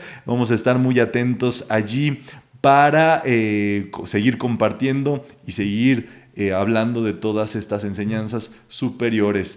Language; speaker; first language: Spanish; native; Spanish